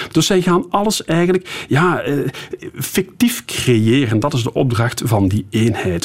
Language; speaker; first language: Dutch; native; Dutch